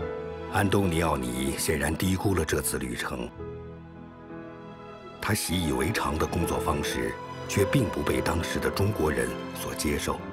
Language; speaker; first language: Chinese; native; Chinese